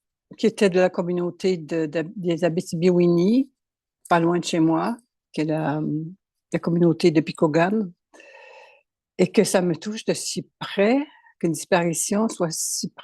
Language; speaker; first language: French; native; French